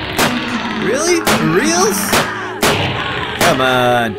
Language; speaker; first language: English; native; English